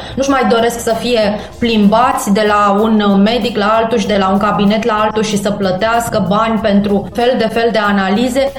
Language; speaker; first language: Romanian; native; Romanian